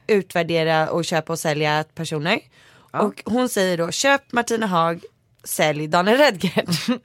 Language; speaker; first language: Swedish; native; Swedish